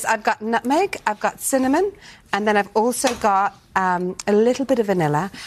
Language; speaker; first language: English; native; English